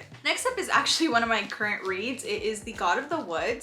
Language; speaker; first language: English; native; English